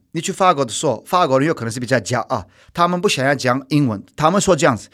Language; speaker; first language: Chinese; non-native, fluent; Turkish